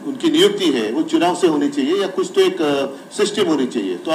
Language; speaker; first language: Hindi; non-native, local second language; Marathi